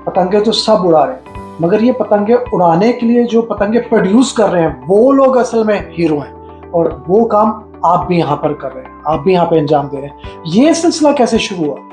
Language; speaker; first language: Urdu; native; Urdu